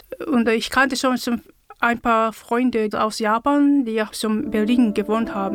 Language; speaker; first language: German; non-native, fluent; Japanese